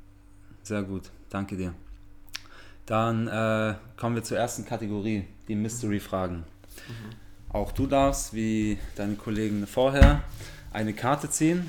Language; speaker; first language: German; native; German